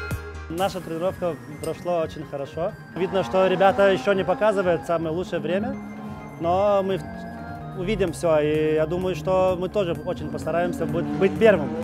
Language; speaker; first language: Russian; non-native, fluent; Lithuanian